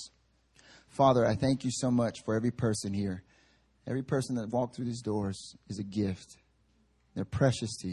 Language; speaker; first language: English; native; English